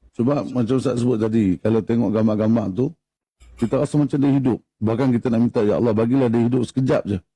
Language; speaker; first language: Malay; native; Malay